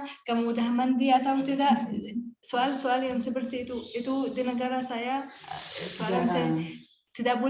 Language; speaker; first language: Indonesian; non-native, learner; Arabic